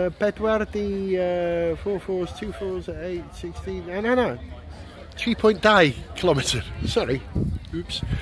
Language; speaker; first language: Welsh; non-native, learner; English